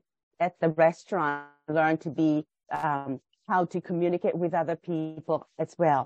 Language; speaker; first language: English; non-native, fluent; Japanese